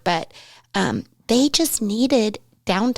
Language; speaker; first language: English; native; English